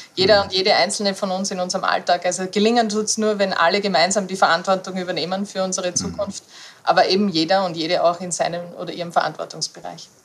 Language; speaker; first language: German; native; German